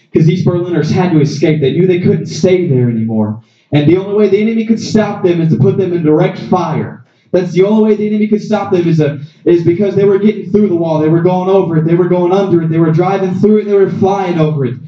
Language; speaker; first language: English; native; English